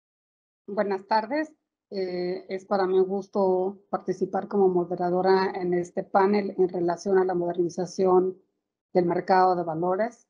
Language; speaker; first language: Spanish; native; Spanish